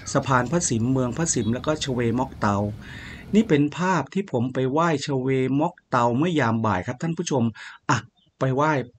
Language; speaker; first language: Thai; native; Thai